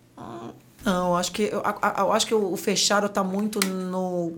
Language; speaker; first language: Portuguese; native; Portuguese